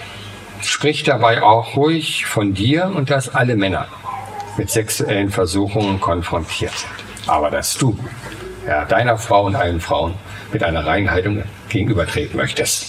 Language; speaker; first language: German; native; German